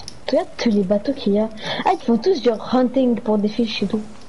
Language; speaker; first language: French; native; French